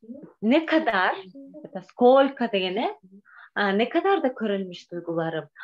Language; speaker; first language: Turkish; non-native, fluent; Kyrgyz